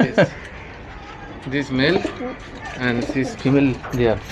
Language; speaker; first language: English; non-native, learner; Bangla